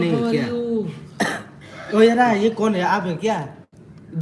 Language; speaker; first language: Hindi; non-native, local second language; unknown